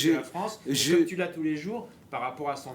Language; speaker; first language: French; native; French